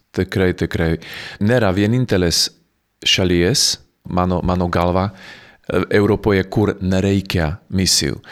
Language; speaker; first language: Lithuanian; non-native, fluent; Slovak